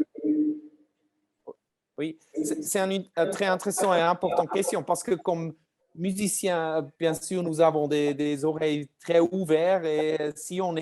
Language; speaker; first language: French; non-native, learner; German